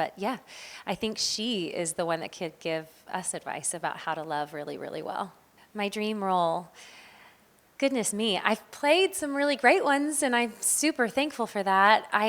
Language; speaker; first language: English; native; English